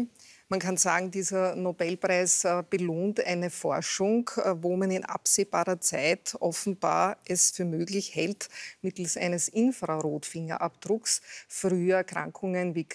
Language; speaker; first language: German; native; German